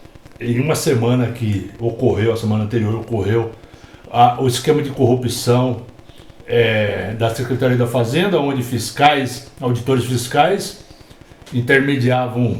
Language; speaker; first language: Portuguese; native; Portuguese